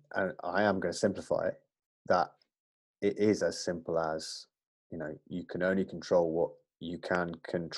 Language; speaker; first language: English; native; English